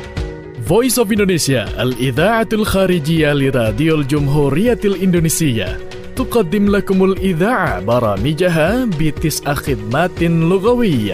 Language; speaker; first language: Arabic; non-native, fluent; Indonesian